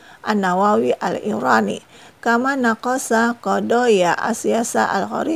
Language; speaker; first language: Arabic; non-native, fluent; Indonesian